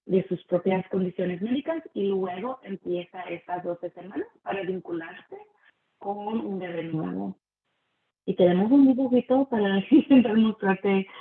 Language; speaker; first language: Spanish; early bilingual, heritage; Spanish